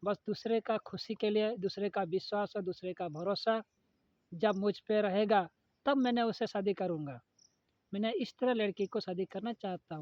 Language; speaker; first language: Hindi; non-native, local second language; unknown